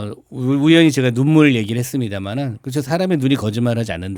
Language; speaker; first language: Korean; native; Korean